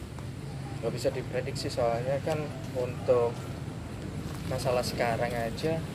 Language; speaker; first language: Indonesian; native; Indonesian